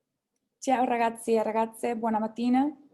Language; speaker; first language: Italian; non-native, fluent; Spanish